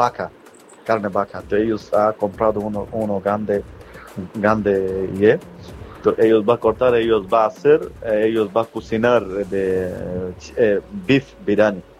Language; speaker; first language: Spanish; non-native, learner; Bangla